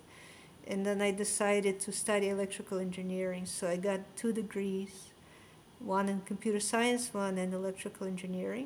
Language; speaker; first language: English; non-native, fluent; Russian